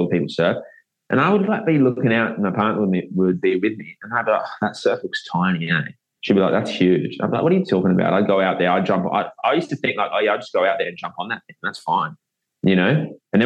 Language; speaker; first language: English; native; English